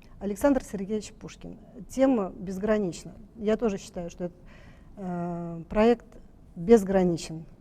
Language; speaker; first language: Russian; native; Russian